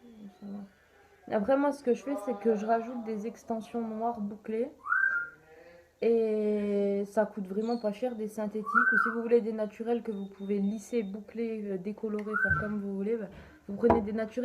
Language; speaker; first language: French; native; French